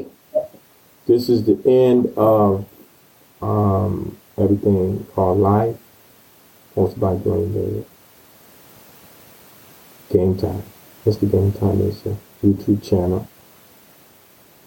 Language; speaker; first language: English; native; English